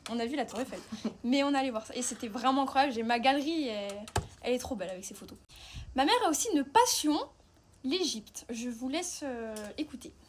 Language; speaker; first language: French; native; French